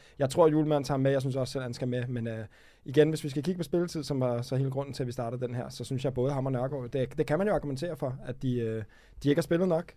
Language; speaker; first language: Danish; native; Danish